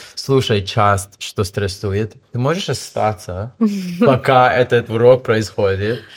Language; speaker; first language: Russian; non-native, fluent; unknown